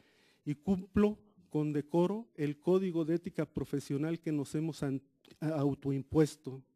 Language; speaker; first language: Spanish; native; Spanish